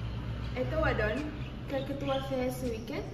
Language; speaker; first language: French; non-native, learner; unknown